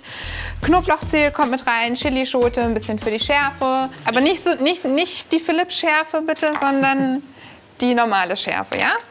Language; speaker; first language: German; native; German